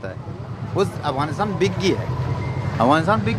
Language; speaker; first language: Hindi; non-native, learner; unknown